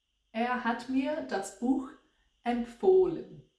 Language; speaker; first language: German; non-native, fluent; English